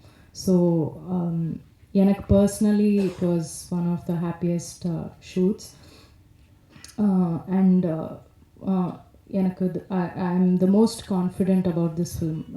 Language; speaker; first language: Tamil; non-native, local second language; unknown